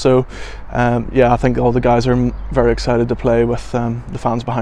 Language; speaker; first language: English; native; English